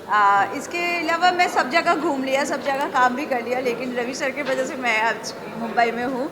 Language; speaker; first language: Hindi; non-native, local second language; Bangla